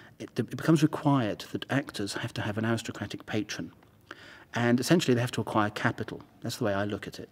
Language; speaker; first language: English; native; English